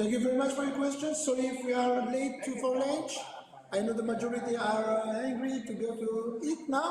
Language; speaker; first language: English; non-native, learner; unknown